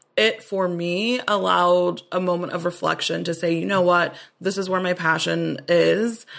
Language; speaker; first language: English; native; English